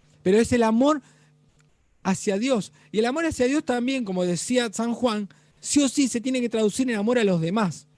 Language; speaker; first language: Spanish; native; Spanish